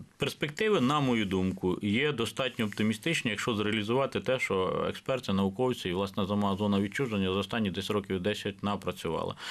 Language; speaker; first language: Ukrainian; native; Ukrainian